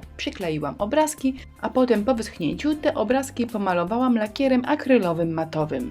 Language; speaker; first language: Polish; native; Polish